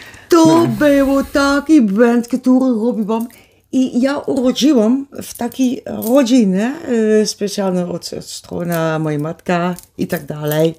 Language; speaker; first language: Polish; early bilingual, heritage; Polish